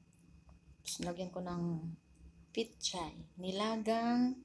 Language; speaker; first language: Filipino; native; Filipino